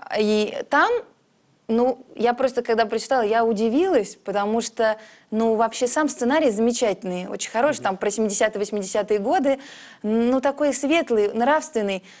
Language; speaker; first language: Russian; early bilingual, heritage; Russian